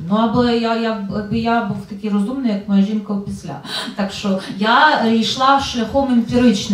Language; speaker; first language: Ukrainian; native; Ukrainian